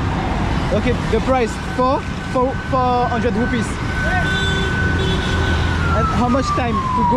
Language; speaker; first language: English; non-native, learner; French